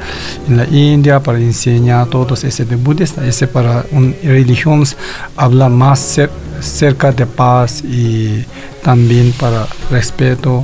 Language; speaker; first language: Spanish; non-native, learner; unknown